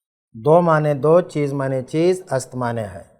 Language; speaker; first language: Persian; non-native, fluent; Urdu